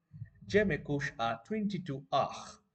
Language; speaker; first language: French; non-native, learner; Bangla